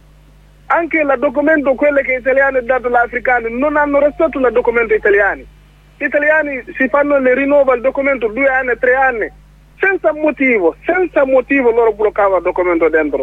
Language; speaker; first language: Italian; non-native, learner; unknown